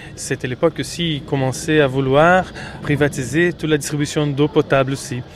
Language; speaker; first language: French; non-native, fluent; Portuguese